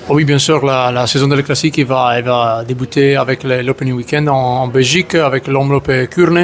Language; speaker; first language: French; non-native, learner; Italian